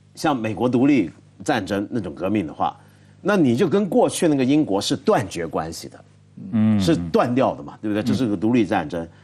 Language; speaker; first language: Chinese; native; Chinese